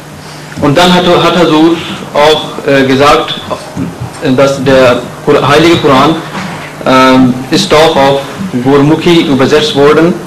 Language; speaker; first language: German; non-native, fluent; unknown